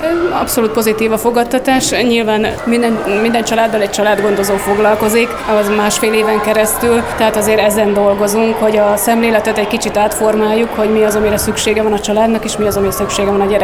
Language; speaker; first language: Hungarian; native; Hungarian